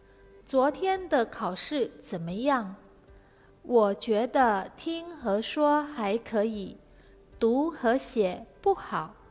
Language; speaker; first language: Chinese; non-native, fluent; Indonesian